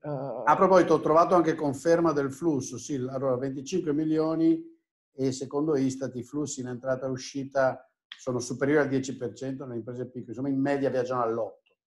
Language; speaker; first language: Italian; native; Italian